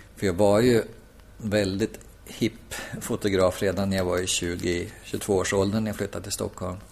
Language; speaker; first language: Swedish; native; Swedish